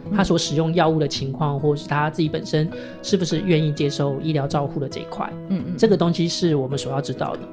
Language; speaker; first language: Chinese; native; Chinese